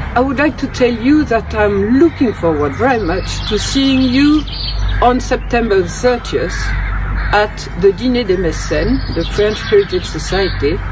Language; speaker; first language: English; non-native, fluent; French